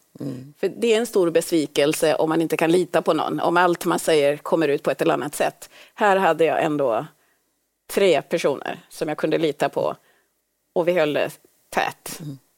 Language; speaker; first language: Swedish; early bilingual, other home language; Swahili